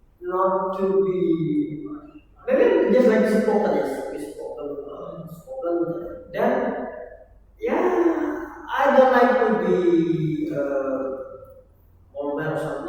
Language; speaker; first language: English; non-native, learner; Indonesian